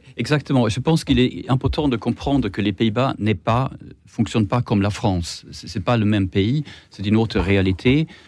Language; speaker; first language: French; non-native, fluent; Swedish